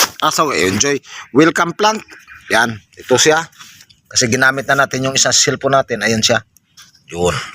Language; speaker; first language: Filipino; non-native, local second language; Cebuano